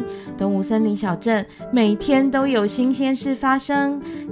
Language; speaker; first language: Chinese; native; Chinese